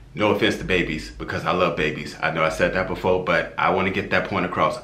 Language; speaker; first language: English; native; English